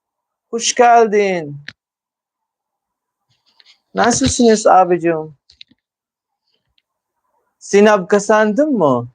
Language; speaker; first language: Turkish; non-native, learner; Filipino